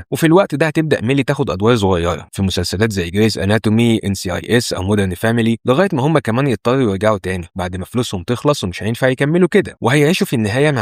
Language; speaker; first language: Arabic; native; Arabic